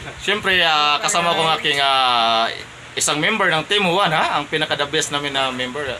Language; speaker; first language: Filipino; non-native, local second language; Cebuano